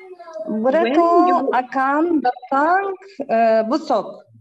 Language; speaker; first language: Indonesian; non-native, learner; Turkish